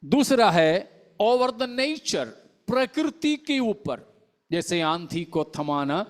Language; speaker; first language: Hindi; non-native, local second language; Malayalam